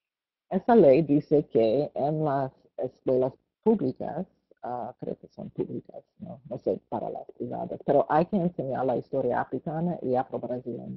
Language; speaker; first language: Spanish; non-native, fluent; English